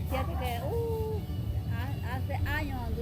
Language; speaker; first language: Spanish; native; Spanish